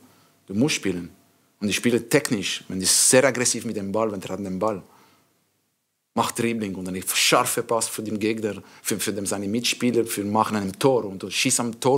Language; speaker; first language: German; non-native, learner; French